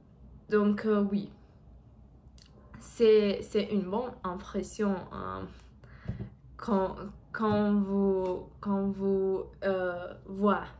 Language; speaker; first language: French; non-native, learner; Portuguese